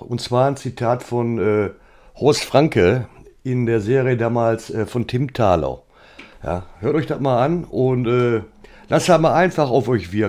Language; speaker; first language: German; native; German